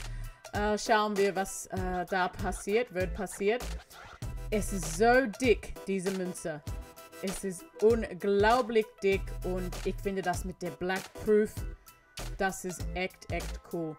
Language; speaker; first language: German; non-native, learner; English